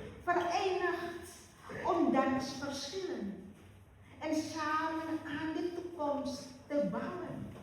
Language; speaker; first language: Dutch; early bilingual, other home language; Malay